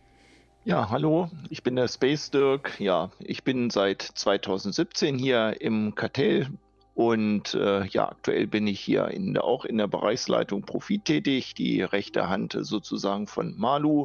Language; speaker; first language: German; native; German